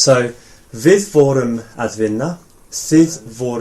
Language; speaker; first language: Icelandic; non-native, fluent; English